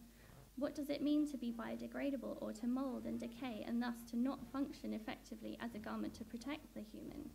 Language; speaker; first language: English; native; English